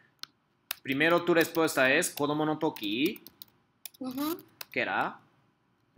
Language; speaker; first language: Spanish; non-native, fluent; Japanese